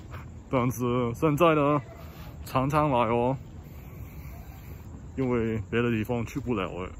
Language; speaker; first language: Chinese; non-native, learner; English